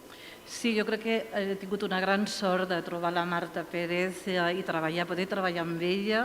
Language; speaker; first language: Catalan; native; Catalan